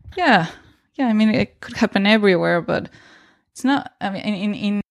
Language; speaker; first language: English; non-native, fluent; Spanish